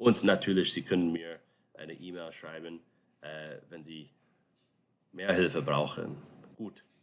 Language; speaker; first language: German; non-native, fluent; English